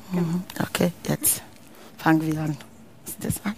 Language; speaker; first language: German; non-native, learner; Akan